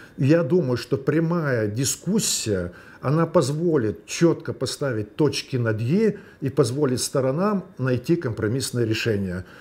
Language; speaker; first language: Russian; native; Russian